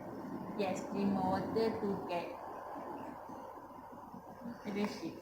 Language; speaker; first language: English; non-native, local second language; Malay